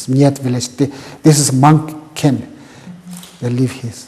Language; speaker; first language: English; non-native, local second language; Tibetan